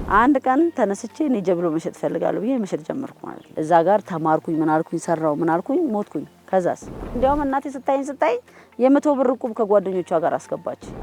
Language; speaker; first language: Amharic; native; Amharic